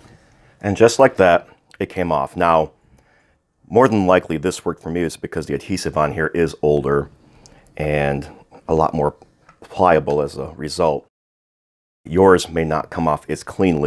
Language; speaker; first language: English; native; English